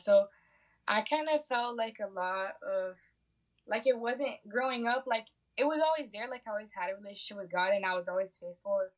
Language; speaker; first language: English; early bilingual, other home language; Portuguese